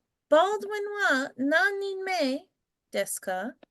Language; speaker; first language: Japanese; non-native, fluent; English